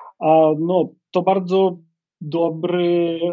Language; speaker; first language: Polish; non-native, fluent; Ukrainian